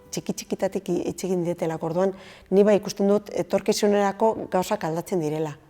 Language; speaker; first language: Basque; non-native, local second language; Spanish